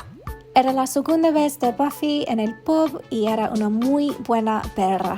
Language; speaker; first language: Spanish; non-native, learner; English